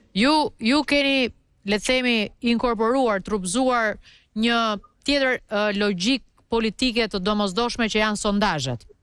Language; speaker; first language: Albanian; native; Albanian